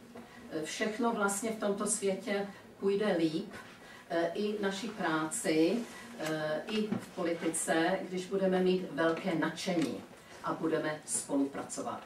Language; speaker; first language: Czech; early bilingual, heritage; Czech